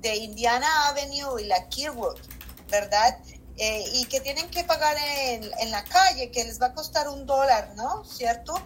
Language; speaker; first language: Spanish; native; Spanish